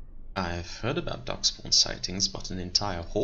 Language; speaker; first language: English; non-native, fluent; German